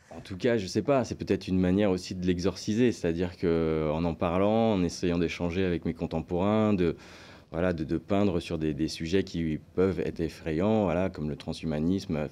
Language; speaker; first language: French; native; French